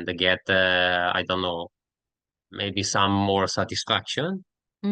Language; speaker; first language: English; non-native, learner; Italian